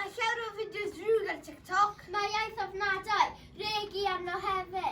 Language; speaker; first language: Welsh; non-native, local second language; English